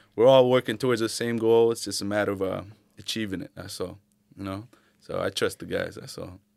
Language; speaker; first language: English; early bilingual, other home language; Arabic